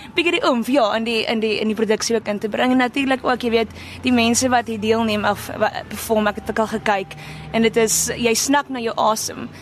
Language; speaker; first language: Afrikaans; non-native, local second language; English